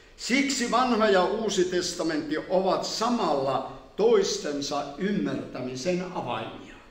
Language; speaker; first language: Finnish; native; Finnish